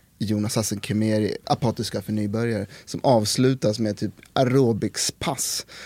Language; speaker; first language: Swedish; native; Swedish